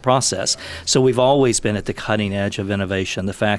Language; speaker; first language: English; native; English